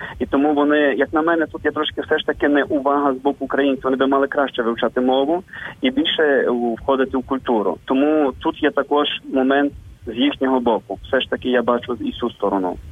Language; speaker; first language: Ukrainian; native; Ukrainian